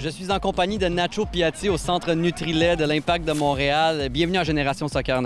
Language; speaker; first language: French; native; French